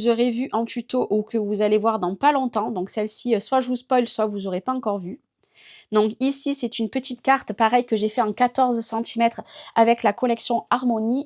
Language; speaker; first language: French; native; French